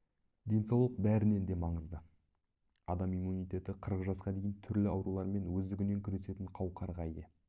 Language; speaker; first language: Kazakh; native; Kazakh